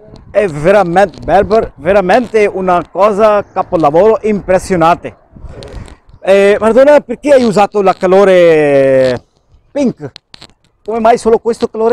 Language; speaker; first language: Italian; non-native, learner; Urdu